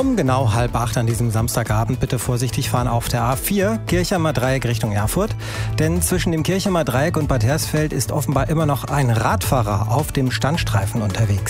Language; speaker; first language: German; native; German